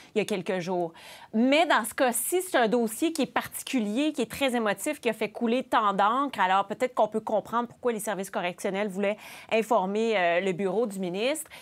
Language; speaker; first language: French; native; French